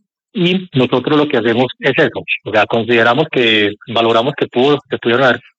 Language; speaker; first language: Spanish; native; Spanish